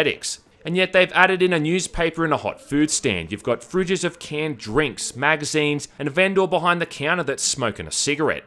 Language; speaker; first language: English; native; English